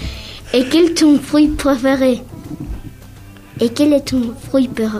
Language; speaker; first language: French; non-native, learner; Spanish